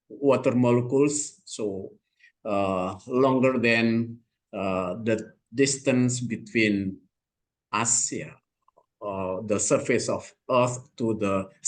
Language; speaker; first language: English; non-native, learner; Indonesian